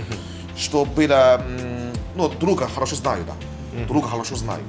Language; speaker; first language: Russian; non-native, learner; Chinese